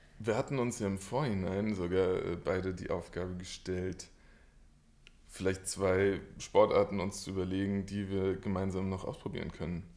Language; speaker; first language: German; native; German